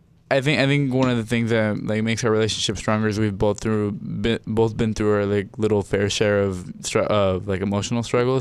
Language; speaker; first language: English; early bilingual, other home language; Spanish